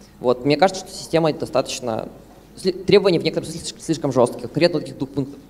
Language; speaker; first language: Russian; native; Russian